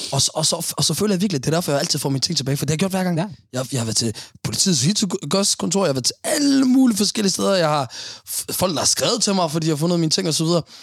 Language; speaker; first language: Danish; early bilingual, other home language; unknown